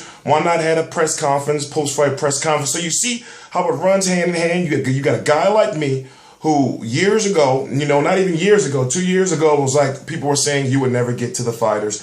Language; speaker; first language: English; native; English